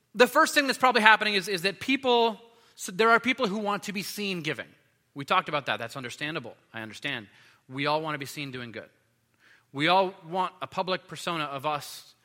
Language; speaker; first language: English; native; English